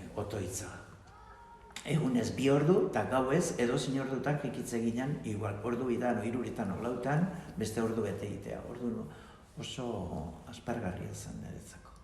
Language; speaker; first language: Basque; native; Basque